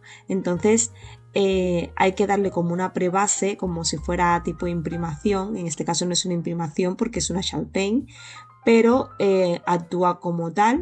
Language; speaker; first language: Spanish; native; Spanish